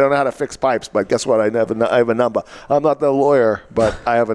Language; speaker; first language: English; native; English